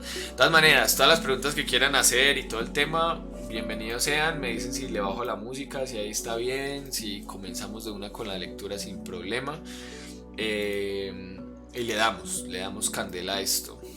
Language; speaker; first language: Spanish; native; Spanish